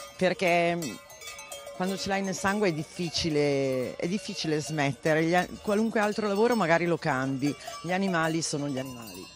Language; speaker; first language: Italian; native; Italian